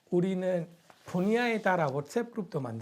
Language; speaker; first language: Korean; non-native, fluent; Punjabi